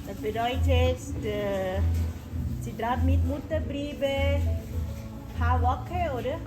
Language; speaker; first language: German; non-native, learner; Thai